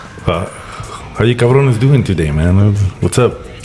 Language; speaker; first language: English; early bilingual, other home language; Spanish